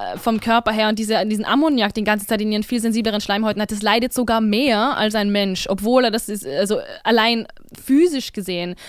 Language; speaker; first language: German; native; German